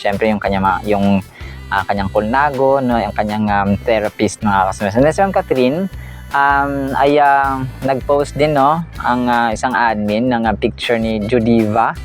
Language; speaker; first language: Filipino; non-native, local second language; Cebuano